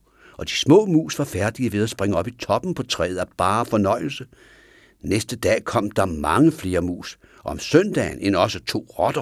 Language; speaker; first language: Danish; native; Danish